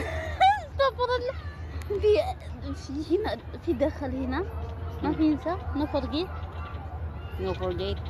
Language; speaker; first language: Arabic; non-native, learner; Amharic